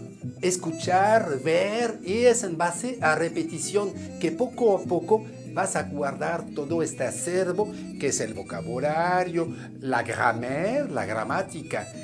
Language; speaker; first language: Spanish; non-native, fluent; French